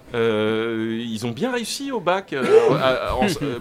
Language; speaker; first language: French; native; French